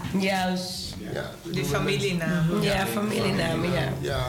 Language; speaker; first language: Dutch; non-native, learner; Spanish